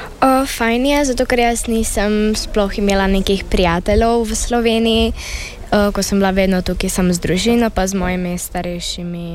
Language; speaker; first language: Slovenian; early bilingual, heritage; Czech